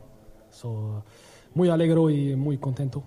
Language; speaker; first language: Spanish; non-native, learner; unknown